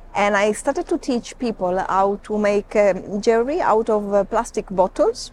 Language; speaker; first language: English; non-native, fluent; Italian